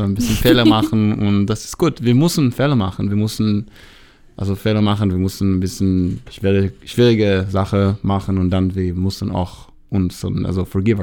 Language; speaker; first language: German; non-native, learner; Hebrew